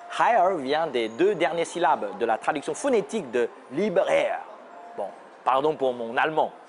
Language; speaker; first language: French; non-native, fluent; Chinese